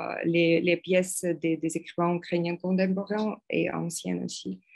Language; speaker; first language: French; non-native, fluent; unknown